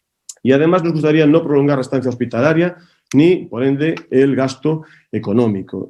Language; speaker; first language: Spanish; native; Spanish